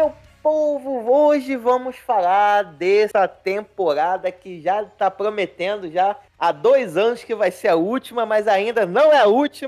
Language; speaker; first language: Portuguese; native; Portuguese